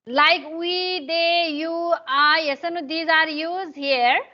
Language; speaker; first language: English; non-native, local second language; Nepali